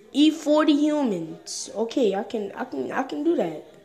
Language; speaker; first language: English; native; English